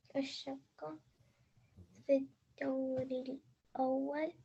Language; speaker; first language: Arabic; non-native, learner; English